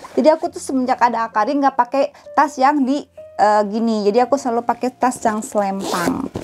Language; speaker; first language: Indonesian; native; Indonesian